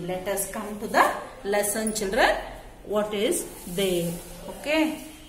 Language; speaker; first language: English; non-native, local second language; Kannada